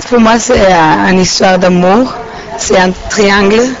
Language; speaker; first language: French; non-native, learner; Italian